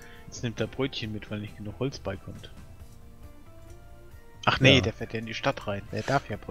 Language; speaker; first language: German; native; German